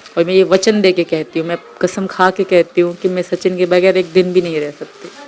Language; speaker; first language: Urdu; non-native, local second language; Sindhi